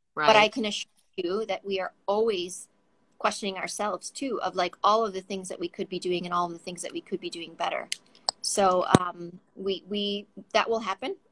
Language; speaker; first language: English; native; English